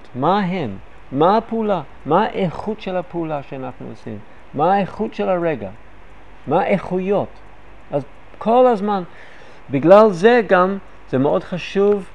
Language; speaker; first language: Hebrew; non-native, fluent; English